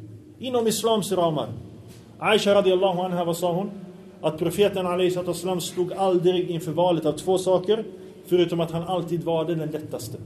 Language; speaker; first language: Swedish; early bilingual, other home language; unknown